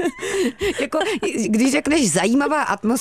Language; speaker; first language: Czech; native; Czech